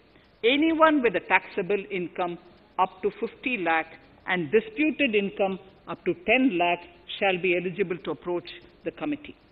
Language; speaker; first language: English; non-native, local second language; Tamil